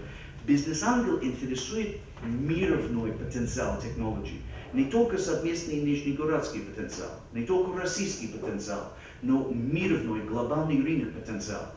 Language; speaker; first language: Russian; non-native, fluent; English